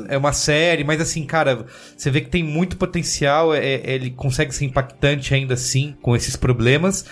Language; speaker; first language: Portuguese; native; Portuguese